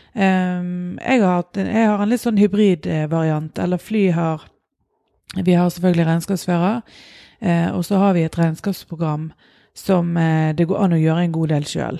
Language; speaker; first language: Norwegian; native; Norwegian